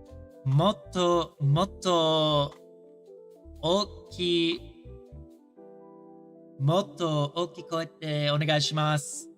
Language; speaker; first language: Japanese; non-native, learner; English